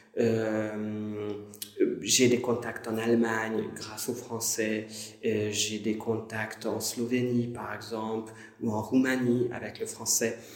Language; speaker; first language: French; non-native, fluent; Hungarian